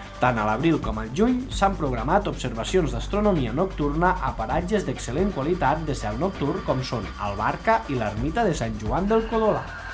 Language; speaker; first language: Catalan; native; Catalan